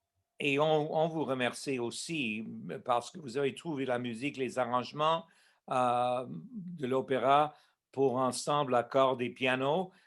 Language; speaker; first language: French; non-native, local second language; English